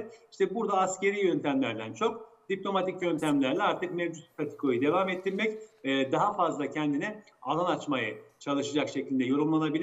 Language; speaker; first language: Turkish; native; Turkish